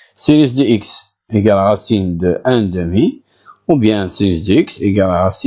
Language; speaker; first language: French; non-native, local second language; Arabic